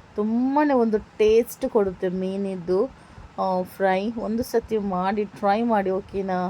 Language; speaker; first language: Kannada; non-native, local second language; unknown